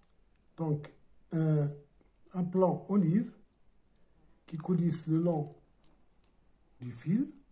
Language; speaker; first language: French; non-native, local second language; Arabic